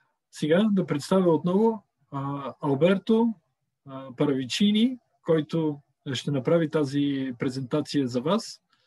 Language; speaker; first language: Bulgarian; native; Bulgarian